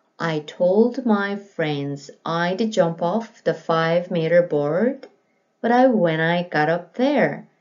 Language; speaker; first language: English; non-native, fluent; Korean